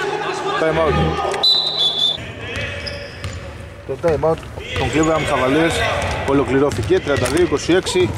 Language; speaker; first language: Greek; native; Greek